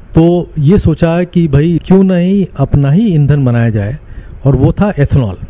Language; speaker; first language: Hindi; native; Hindi